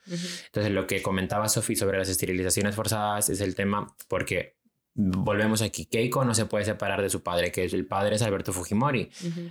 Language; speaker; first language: Spanish; native; Spanish